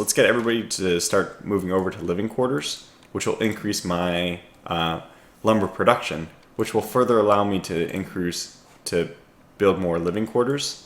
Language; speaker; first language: English; native; English